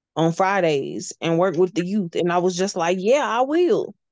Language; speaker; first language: English; native; English